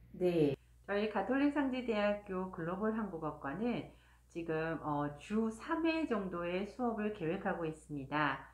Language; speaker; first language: Korean; native; Korean